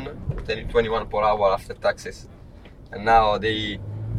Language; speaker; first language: English; non-native, learner; Italian